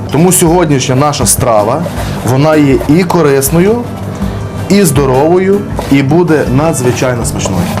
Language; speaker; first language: Ukrainian; native; Ukrainian